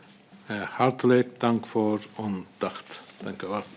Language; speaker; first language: Dutch; non-native, fluent; Azerbaijani